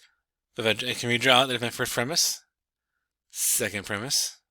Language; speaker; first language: English; native; English